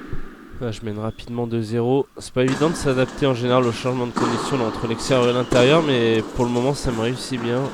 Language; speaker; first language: French; native; French